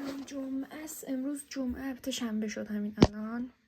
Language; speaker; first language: Persian; native; Persian